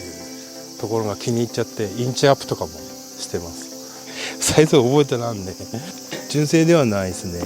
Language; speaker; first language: Japanese; native; Japanese